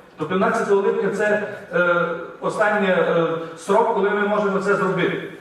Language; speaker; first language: Ukrainian; native; Ukrainian